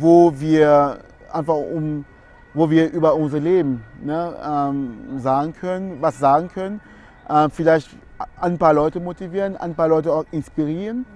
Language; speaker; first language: German; non-native, fluent; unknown